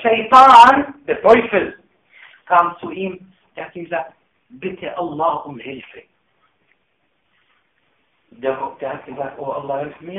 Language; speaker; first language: German; non-native, fluent; Arabic